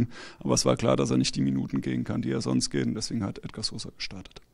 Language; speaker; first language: German; native; German